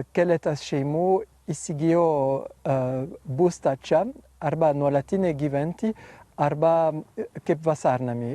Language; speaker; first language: Lithuanian; non-native, fluent; French